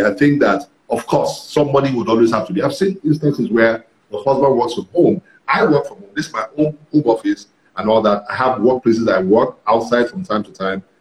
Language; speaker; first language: English; non-native, local second language; Yoruba